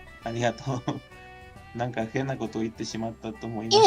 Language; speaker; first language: Japanese; non-native, learner; Spanish